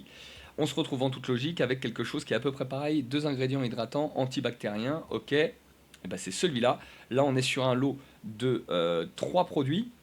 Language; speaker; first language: French; native; French